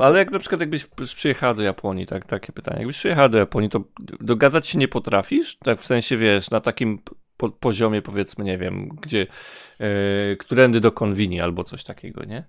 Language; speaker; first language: Polish; native; Polish